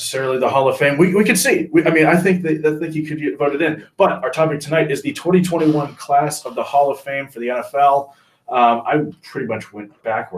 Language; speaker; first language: English; native; English